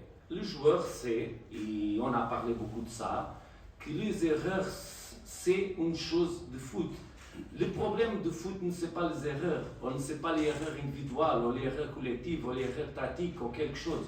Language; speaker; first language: French; non-native, learner; Portuguese